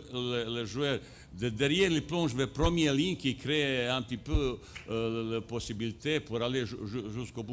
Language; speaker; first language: French; non-native, fluent; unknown